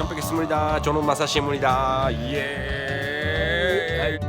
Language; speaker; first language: Korean; non-native, learner; Japanese